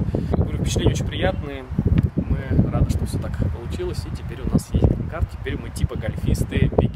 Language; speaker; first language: Russian; native; Russian